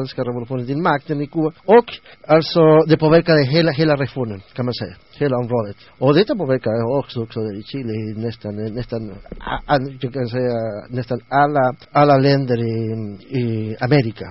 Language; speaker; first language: Swedish; non-native, learner; Spanish